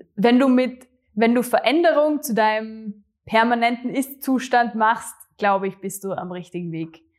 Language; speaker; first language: German; native; German